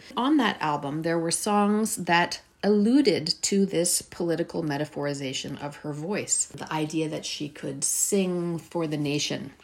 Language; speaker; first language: English; early bilingual, heritage; Persian